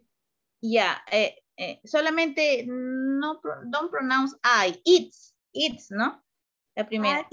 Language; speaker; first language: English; non-native, learner; Spanish